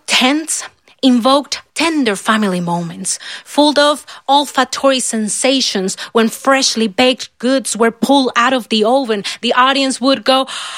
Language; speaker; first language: English; non-native, fluent; Spanish